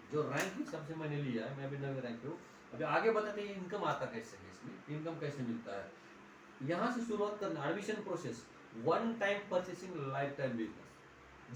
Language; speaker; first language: Hindi; non-native, local second language; Marathi